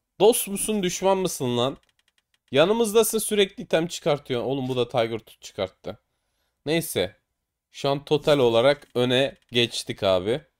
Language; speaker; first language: Turkish; native; Turkish